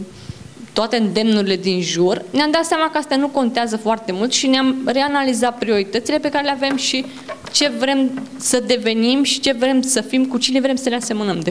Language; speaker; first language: Romanian; native; Romanian